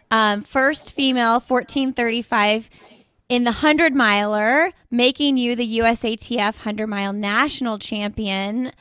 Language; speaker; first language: English; native; English